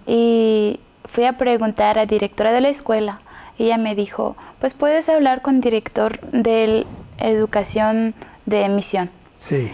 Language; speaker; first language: Spanish; non-native, fluent; Kazakh